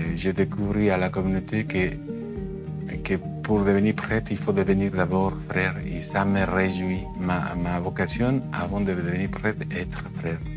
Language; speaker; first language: French; non-native, fluent; Spanish